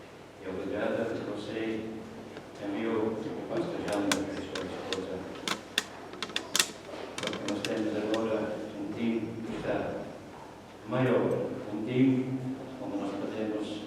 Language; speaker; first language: Portuguese; non-native, learner; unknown